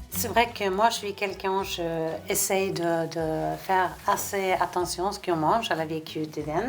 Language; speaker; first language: French; non-native, learner; Swedish